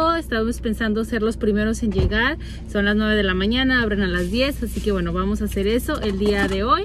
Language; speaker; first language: Spanish; native; Spanish